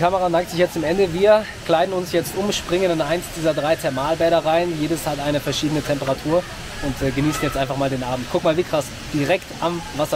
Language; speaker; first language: German; native; German